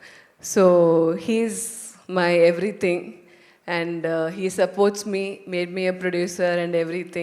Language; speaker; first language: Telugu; non-native, learner; Tamil